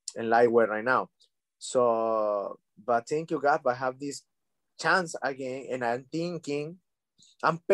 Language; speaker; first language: English; non-native, learner; Spanish